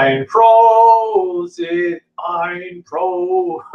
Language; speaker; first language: German; non-native, learner; English